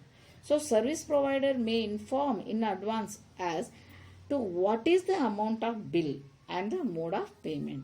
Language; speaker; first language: English; non-native, local second language; Kannada